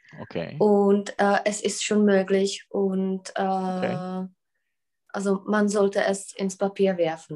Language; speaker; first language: German; non-native, fluent; Czech